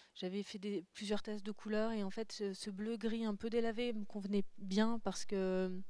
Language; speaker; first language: French; native; French